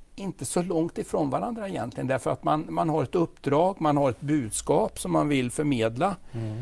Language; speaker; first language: Swedish; native; Swedish